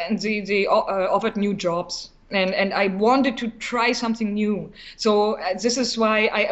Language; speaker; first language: English; non-native, fluent; German